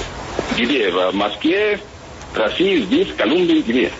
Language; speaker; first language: Russian; non-native, learner; Spanish